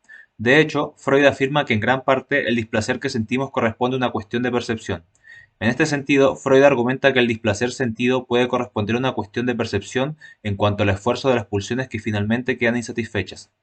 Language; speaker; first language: Spanish; native; Spanish